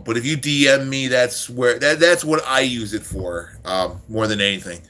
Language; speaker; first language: English; native; English